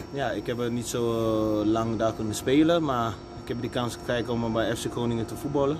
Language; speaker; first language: Dutch; non-native, fluent; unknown